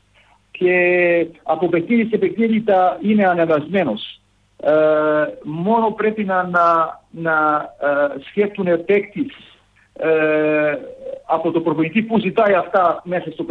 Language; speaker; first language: Greek; non-native, fluent; Serbian